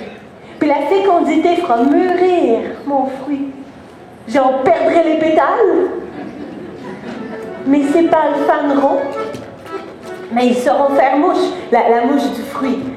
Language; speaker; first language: French; native; French